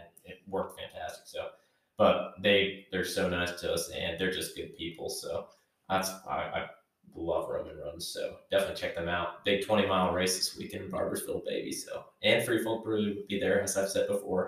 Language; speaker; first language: English; native; English